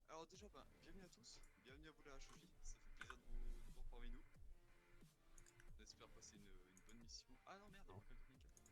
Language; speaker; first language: French; native; French